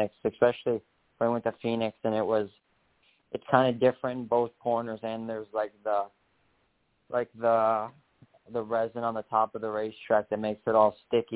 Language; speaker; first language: English; native; English